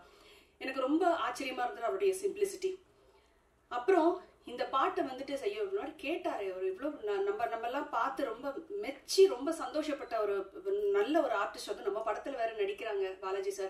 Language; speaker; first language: Tamil; native; Tamil